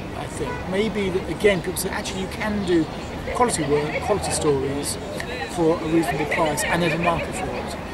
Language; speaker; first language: English; native; English